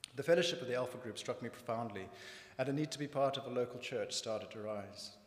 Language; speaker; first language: English; native; English